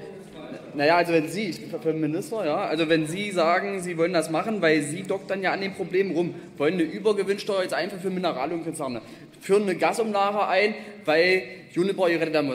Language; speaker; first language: German; native; German